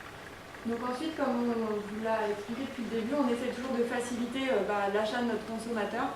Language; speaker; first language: French; native; French